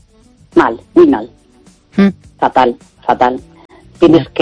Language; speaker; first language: Spanish; native; Spanish